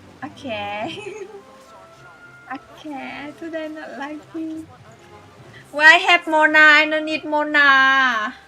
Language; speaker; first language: English; non-native, learner; Vietnamese